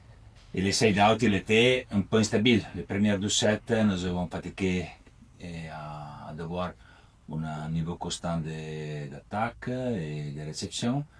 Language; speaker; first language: French; non-native, learner; Italian